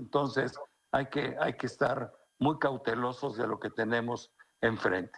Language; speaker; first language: Spanish; native; Spanish